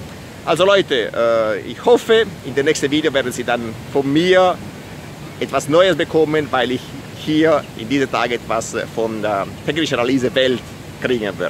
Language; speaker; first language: German; non-native, fluent; Italian